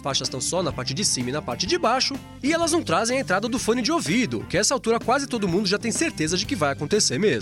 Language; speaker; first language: Portuguese; native; Portuguese